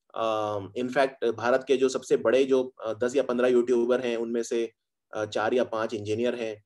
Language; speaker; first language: Hindi; native; Hindi